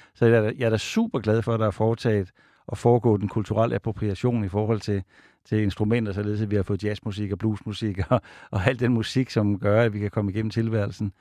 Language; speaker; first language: Danish; native; Danish